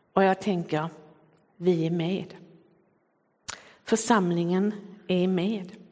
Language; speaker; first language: Swedish; native; Swedish